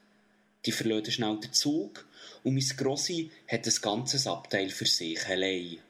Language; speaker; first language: German; native; German